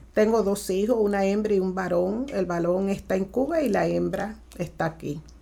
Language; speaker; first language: Spanish; early bilingual, other home language; Haitian Creole